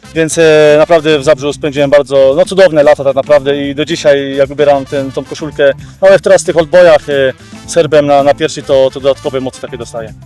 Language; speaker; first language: Polish; native; Polish